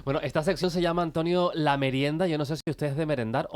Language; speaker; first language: Spanish; native; Spanish